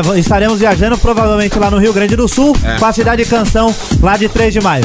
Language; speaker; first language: Portuguese; native; Portuguese